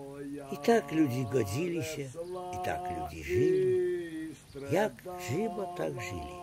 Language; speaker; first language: Polish; non-native, local second language; Ukrainian